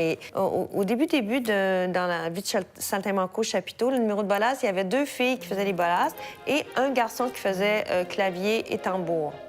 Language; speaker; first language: French; native; French